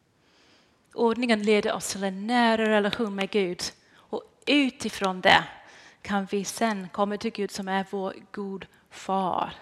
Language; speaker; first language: Swedish; non-native, fluent; English